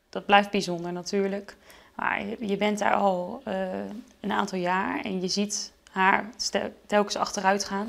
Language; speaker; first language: Dutch; native; Dutch